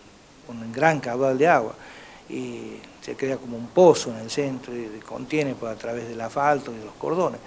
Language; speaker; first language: Spanish; native; Spanish